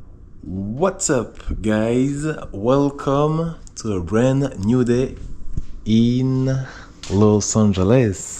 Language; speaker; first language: English; non-native, fluent; Spanish